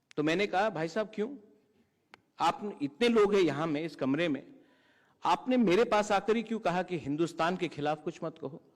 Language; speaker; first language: Hindi; non-native, local second language; Kok Borok